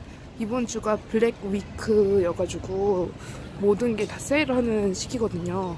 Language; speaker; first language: Korean; native; Korean